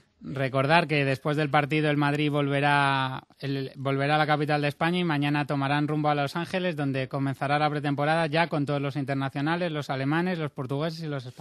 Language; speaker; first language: Spanish; native; Spanish